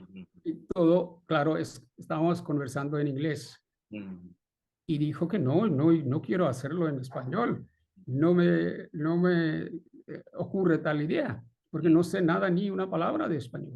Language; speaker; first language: Spanish; non-native, fluent; Bangla